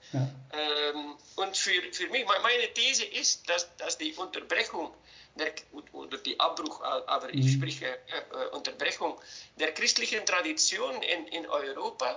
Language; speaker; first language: German; non-native, fluent; Dutch